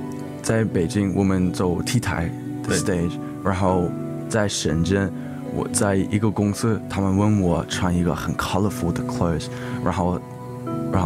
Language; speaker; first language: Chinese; early bilingual, heritage; English